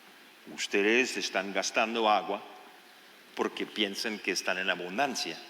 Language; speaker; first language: Spanish; non-native, fluent; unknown